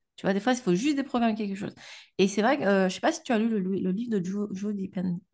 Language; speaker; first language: French; native; French